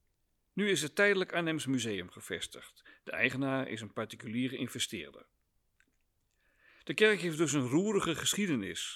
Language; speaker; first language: Dutch; native; Dutch